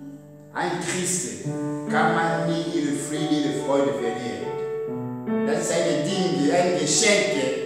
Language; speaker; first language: German; non-native, learner; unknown